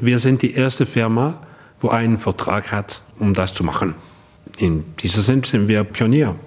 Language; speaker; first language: German; non-native, local second language; French